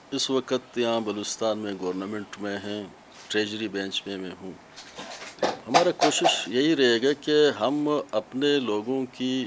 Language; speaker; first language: Urdu; non-native, local second language; Baluchi